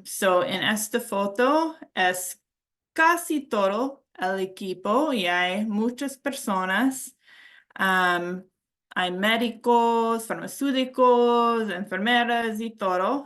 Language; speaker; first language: Spanish; non-native, learner; English